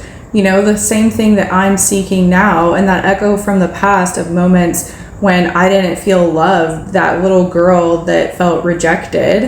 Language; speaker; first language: English; native; English